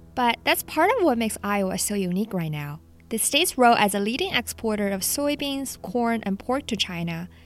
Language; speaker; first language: English; non-native, fluent; Chinese